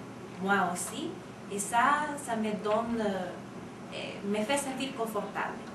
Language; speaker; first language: French; non-native, fluent; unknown